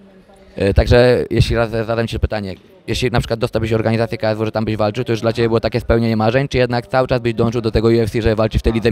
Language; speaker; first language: Polish; native; Polish